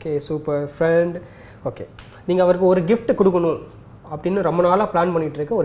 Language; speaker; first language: Tamil; native; Tamil